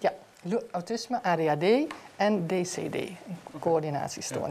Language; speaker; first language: Dutch; native; Dutch